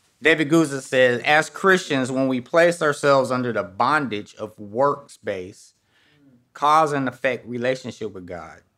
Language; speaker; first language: English; native; English